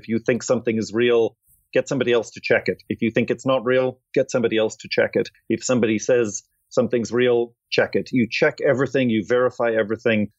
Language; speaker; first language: English; native; English